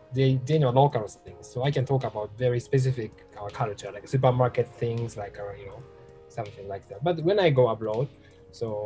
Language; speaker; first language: English; non-native, learner; Japanese